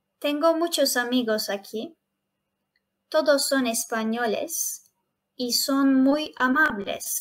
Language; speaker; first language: Spanish; non-native, fluent; Turkish